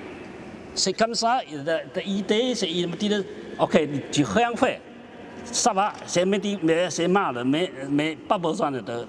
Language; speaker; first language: French; non-native, learner; Chinese